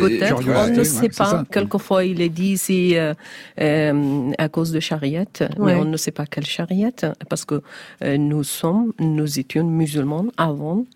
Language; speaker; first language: French; non-native, learner; Persian